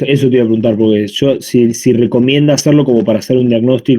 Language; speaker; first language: Spanish; native; Spanish